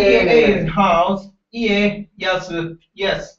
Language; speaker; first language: English; non-native, learner; Japanese